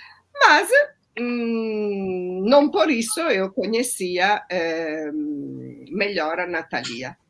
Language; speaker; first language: Portuguese; non-native, fluent; Italian